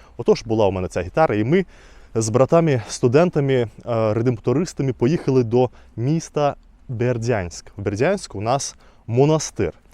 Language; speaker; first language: Ukrainian; non-native, fluent; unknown